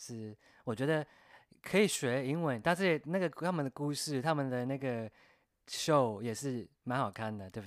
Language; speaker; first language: Chinese; non-native, fluent; English